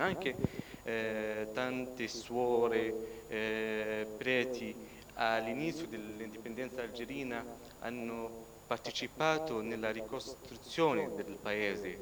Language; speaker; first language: Italian; non-native, fluent; Arabic